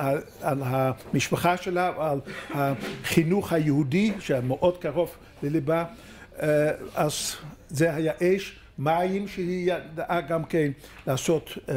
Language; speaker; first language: Hebrew; non-native, fluent; Dutch